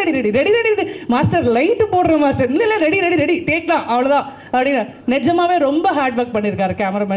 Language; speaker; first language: Tamil; native; Tamil